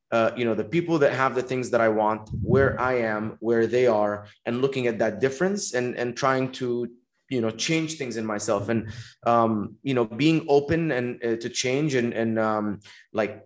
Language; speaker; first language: English; non-native, fluent; Arabic